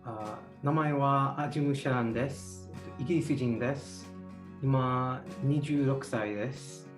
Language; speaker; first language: Japanese; non-native, learner; English